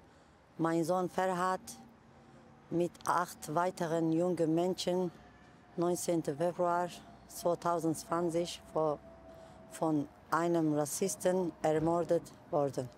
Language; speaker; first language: German; non-native, fluent; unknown